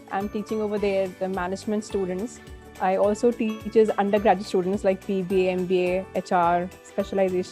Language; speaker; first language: English; non-native, local second language; Hindi